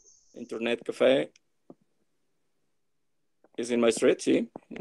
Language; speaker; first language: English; non-native, learner; Spanish